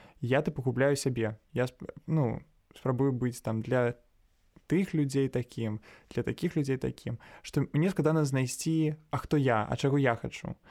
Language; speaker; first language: Belarusian; native; Belarusian